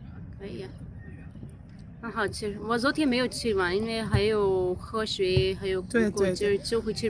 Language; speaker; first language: Chinese; non-native, learner; Urdu